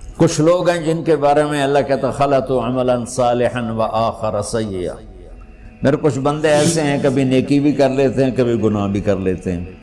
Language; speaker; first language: Urdu; non-native, local second language; Punjabi